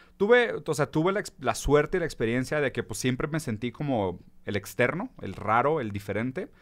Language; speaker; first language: Spanish; early bilingual, other home language; Portuguese